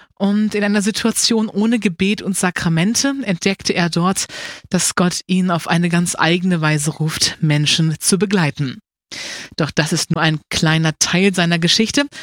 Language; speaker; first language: German; native; German